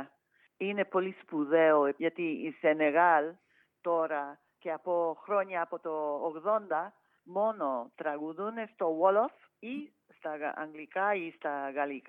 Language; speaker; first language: Greek; non-native, fluent; English